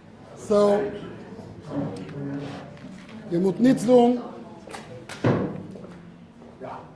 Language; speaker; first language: Dutch; non-native, learner; Hebrew